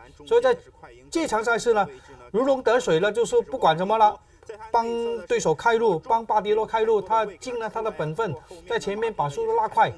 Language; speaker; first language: Chinese; native; Chinese